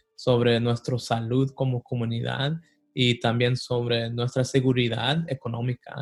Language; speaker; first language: Spanish; early bilingual, heritage; Spanish